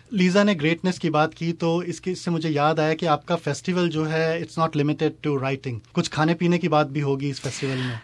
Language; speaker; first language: Hindi; native; Hindi